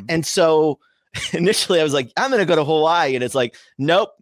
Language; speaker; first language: English; native; English